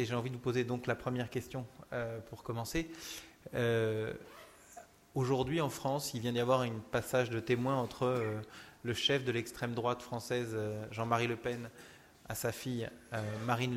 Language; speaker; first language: French; native; French